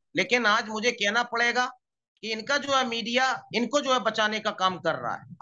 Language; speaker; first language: Hindi; native; Hindi